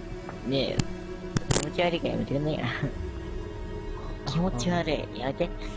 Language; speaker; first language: Japanese; native; Japanese